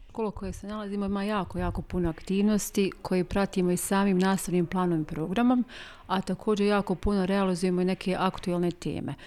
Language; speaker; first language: Croatian; native; Croatian